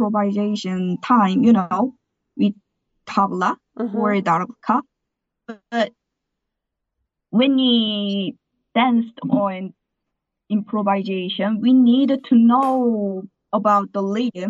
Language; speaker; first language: English; non-native, learner; Korean